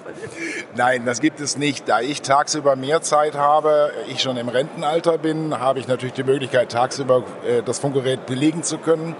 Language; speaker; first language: German; native; German